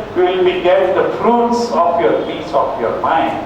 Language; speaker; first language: English; non-native, local second language; Gujarati